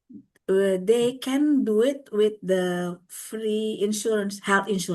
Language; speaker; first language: English; non-native, learner; Indonesian